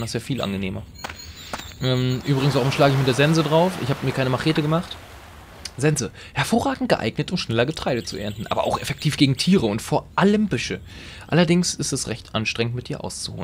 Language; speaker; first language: German; native; German